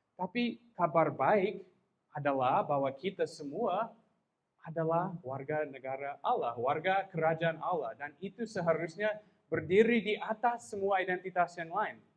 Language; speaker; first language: Indonesian; non-native, fluent; English